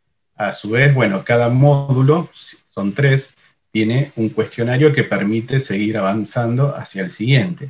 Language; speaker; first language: Spanish; native; Spanish